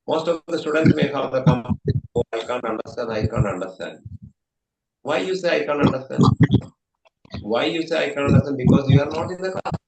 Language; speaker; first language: English; non-native, local second language; Malayalam